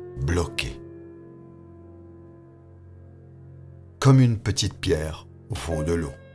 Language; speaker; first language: French; native; French